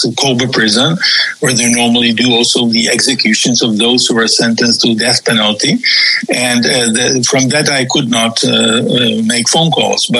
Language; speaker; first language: English; non-native, fluent; Czech